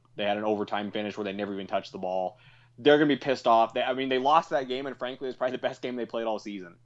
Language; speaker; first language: English; native; English